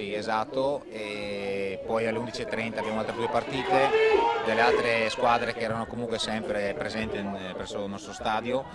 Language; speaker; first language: Italian; native; Italian